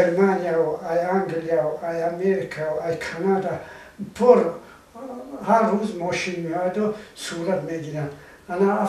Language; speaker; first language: Persian; non-native, local second language; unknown